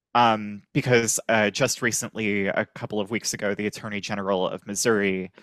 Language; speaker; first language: English; native; English